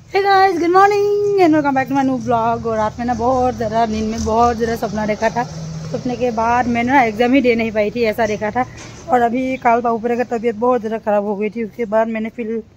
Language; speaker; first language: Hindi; non-native, local second language; Assamese